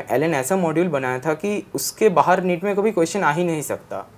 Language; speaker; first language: Hindi; non-native, local second language; Bangla